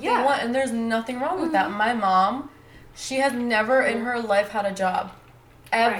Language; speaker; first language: English; native; English